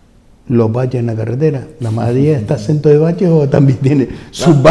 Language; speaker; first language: Spanish; native; Spanish